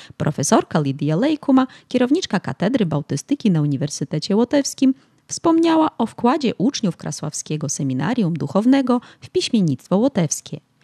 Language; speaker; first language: Polish; early bilingual, heritage; Polish